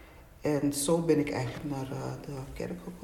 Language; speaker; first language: Dutch; native; Dutch